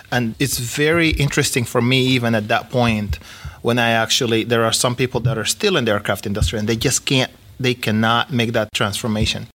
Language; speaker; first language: English; native; English